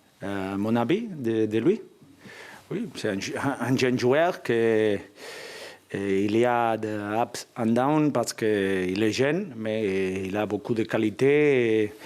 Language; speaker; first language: French; non-native, fluent; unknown